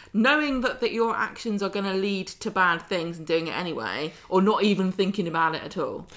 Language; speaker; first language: English; native; English